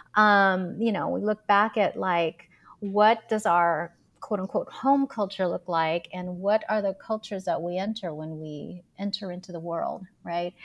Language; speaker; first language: English; early bilingual, other home language; Filipino